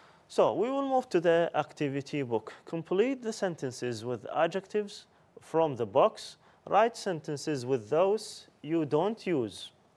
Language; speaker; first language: English; non-native, fluent; Arabic